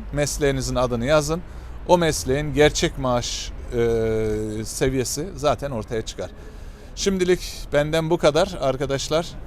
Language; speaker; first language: Turkish; native; Turkish